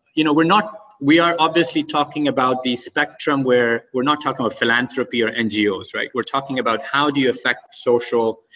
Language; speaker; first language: English; non-native, fluent; Arabic